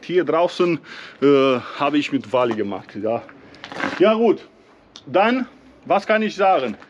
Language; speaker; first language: German; non-native, learner; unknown